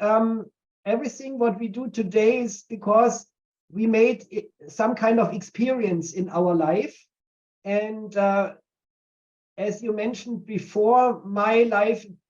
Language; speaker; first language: English; non-native, fluent; German